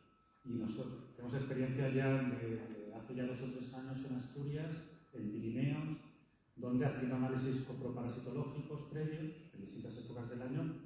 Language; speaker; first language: Spanish; native; Spanish